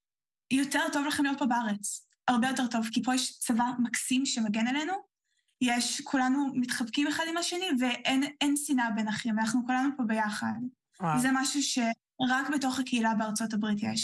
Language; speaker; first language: Hebrew; early bilingual, heritage; Hebrew